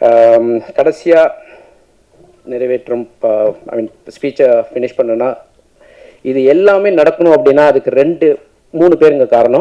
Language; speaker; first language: Tamil; native; Tamil